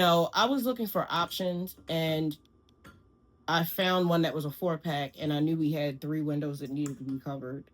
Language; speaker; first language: English; native; English